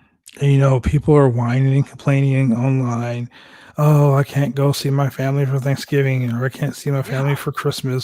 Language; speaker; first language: English; native; English